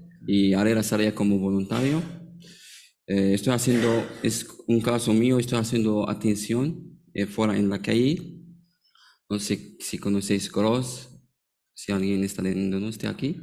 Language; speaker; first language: Spanish; non-native, learner; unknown